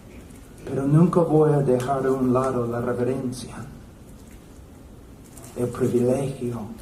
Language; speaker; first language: Spanish; non-native, fluent; English